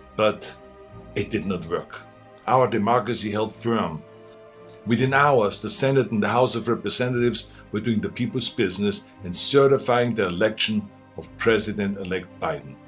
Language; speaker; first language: English; non-native, fluent; German